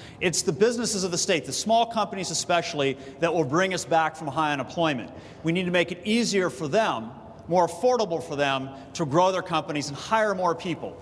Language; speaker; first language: English; native; English